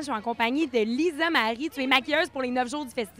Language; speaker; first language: French; native; French